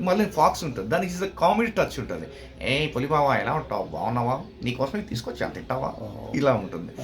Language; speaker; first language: Telugu; native; Telugu